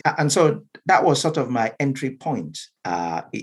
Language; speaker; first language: English; non-native, local second language; Yoruba